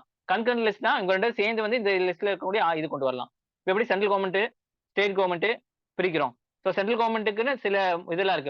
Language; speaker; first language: Tamil; native; Tamil